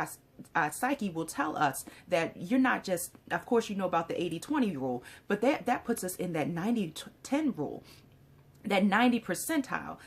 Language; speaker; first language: English; native; English